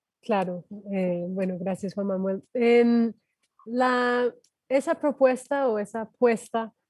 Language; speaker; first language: Spanish; non-native, fluent; English